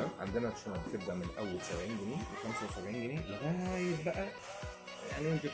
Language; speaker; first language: Arabic; native; Arabic